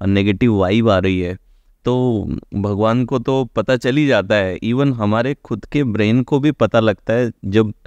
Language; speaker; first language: Hindi; native; Hindi